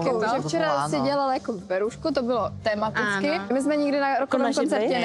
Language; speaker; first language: Czech; native; Czech